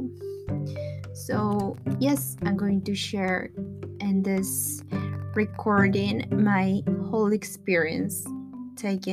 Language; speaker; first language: English; non-native, fluent; Spanish